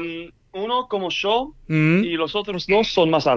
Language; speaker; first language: Spanish; early bilingual, heritage; English